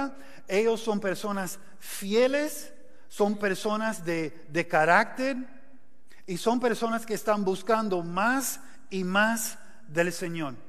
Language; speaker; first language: Spanish; non-native, fluent; English